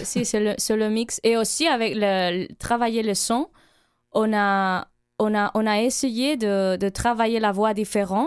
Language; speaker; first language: French; non-native, fluent; Catalan